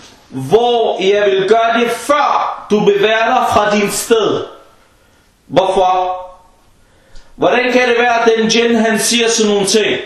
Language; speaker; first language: Danish; non-native, fluent; Arabic